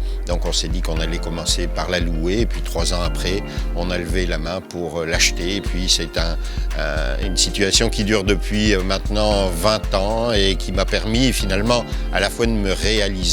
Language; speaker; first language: French; native; French